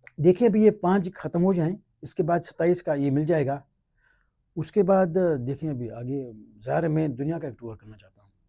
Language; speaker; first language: Urdu; non-native, local second language; Sindhi